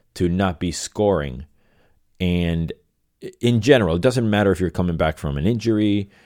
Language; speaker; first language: English; non-native, fluent; Spanish